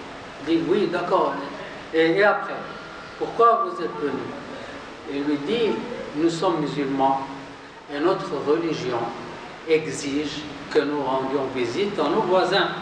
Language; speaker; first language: French; non-native, local second language; Arabic